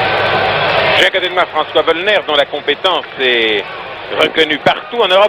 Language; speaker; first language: French; native; French